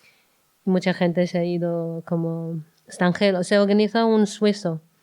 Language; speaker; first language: Spanish; non-native, learner; Chinese